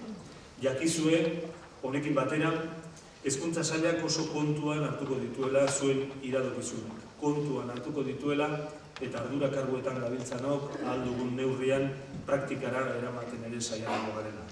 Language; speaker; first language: Basque; native; Basque